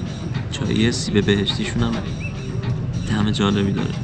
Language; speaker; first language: Persian; native; Persian